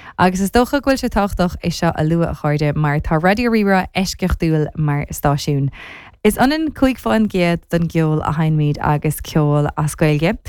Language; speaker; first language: Irish; native; Irish